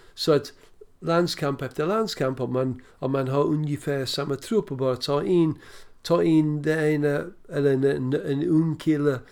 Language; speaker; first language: Swedish; non-native, fluent; English